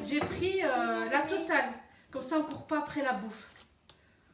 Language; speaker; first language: French; native; French